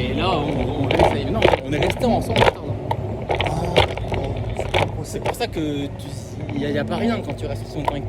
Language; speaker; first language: French; native; French